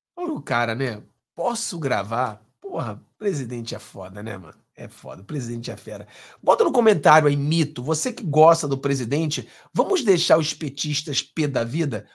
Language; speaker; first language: Portuguese; native; Portuguese